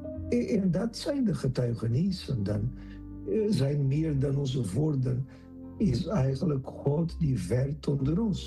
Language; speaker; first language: Dutch; non-native, fluent; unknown